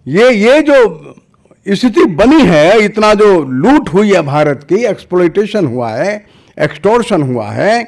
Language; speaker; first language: Hindi; native; Hindi